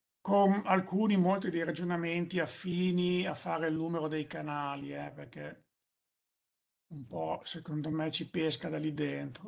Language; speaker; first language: Italian; native; Italian